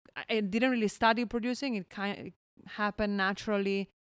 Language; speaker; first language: English; non-native, fluent; Italian